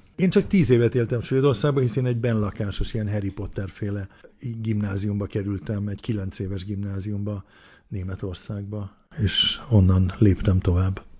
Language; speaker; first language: Hungarian; early bilingual, heritage; Hungarian